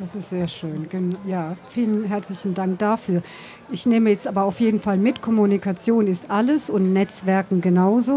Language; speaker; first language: German; early bilingual, other home language; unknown